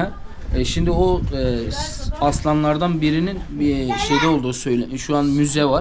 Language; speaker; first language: Turkish; native; Turkish